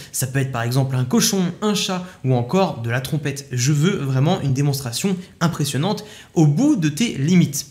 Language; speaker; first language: French; native; French